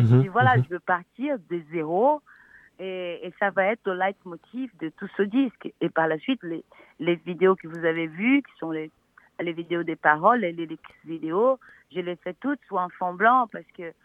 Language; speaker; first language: French; non-native, fluent; Portuguese